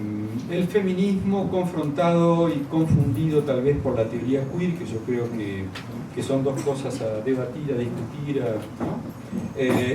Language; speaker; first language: Spanish; native; Spanish